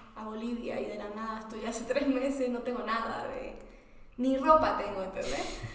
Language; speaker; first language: Spanish; native; Spanish